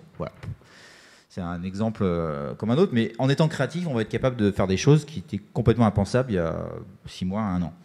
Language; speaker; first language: French; native; French